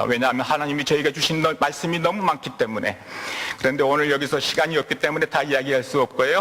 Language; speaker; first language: Korean; native; Korean